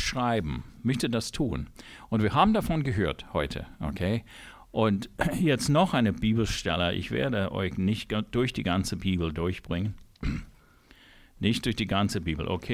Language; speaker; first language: German; non-native, fluent; English